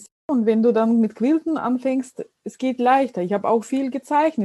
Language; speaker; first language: German; non-native, fluent; Russian